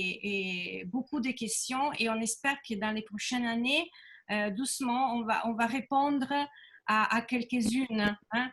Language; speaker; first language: French; non-native, fluent; Italian